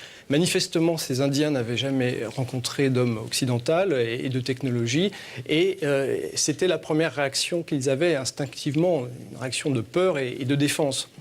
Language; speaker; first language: French; native; French